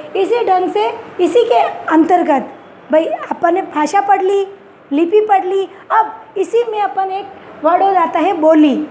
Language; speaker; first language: Hindi; native; Hindi